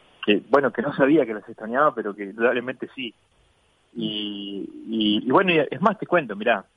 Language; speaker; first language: Spanish; native; Spanish